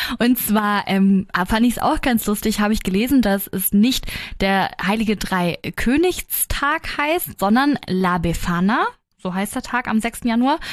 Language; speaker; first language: German; native; German